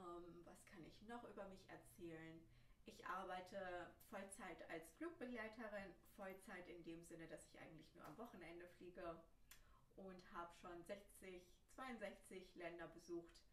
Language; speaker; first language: German; early bilingual, other home language; Turkish